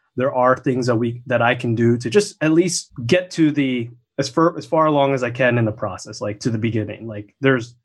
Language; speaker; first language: English; native; English